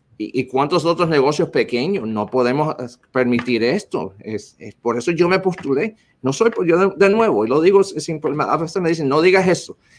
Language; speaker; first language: Spanish; early bilingual, heritage; Spanish